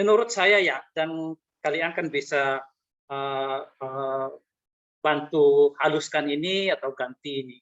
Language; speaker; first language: Indonesian; non-native, fluent; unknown